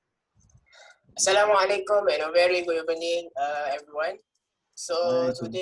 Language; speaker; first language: English; non-native, local second language; Malay